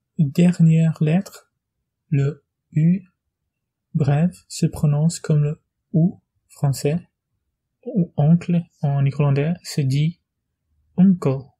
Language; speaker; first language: French; non-native, fluent; Portuguese